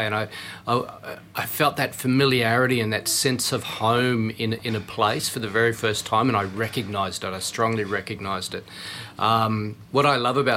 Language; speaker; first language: English; native; English